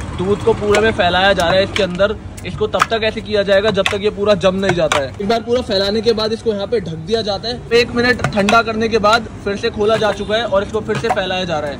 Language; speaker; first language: Hindi; native; Hindi